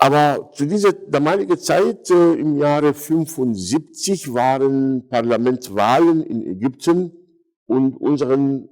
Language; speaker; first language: German; non-native, fluent; Arabic